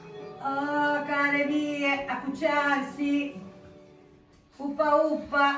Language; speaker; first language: Italian; native; Italian